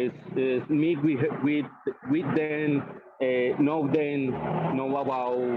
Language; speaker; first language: English; non-native, learner; Spanish